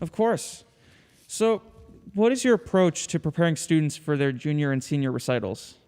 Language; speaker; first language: English; native; English